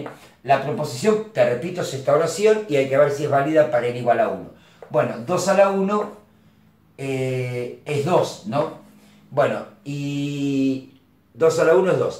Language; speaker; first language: Spanish; native; Spanish